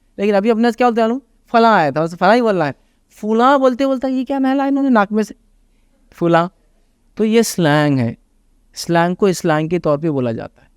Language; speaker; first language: Urdu; native; Urdu